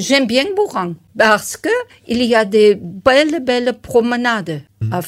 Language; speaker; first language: French; non-native, learner; German